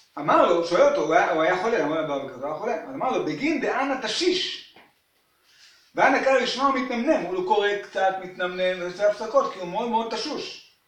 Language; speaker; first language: Hebrew; native; Hebrew